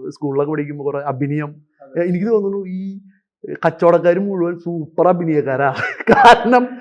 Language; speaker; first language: Malayalam; native; Malayalam